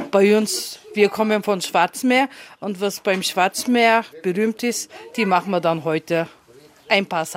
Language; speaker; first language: German; early bilingual, other home language; Turkish